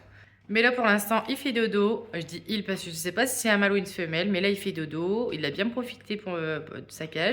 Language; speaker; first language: French; native; French